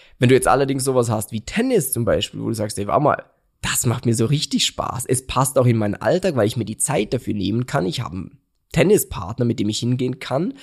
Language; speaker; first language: German; native; German